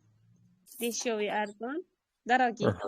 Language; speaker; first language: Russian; non-native, learner; Uzbek